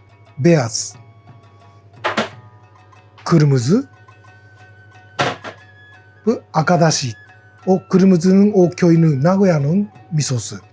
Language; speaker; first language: Turkish; non-native, learner; Japanese